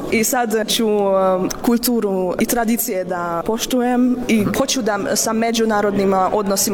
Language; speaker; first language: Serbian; non-native, learner; Hungarian